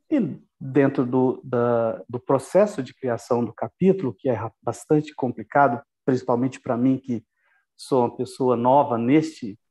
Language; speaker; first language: Portuguese; native; Portuguese